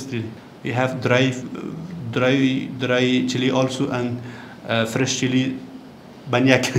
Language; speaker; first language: English; non-native, learner; Persian